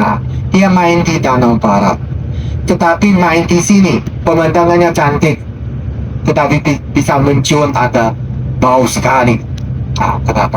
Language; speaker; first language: Indonesian; non-native, learner; Chinese